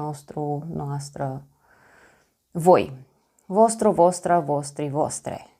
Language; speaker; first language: Italian; non-native, learner; Romanian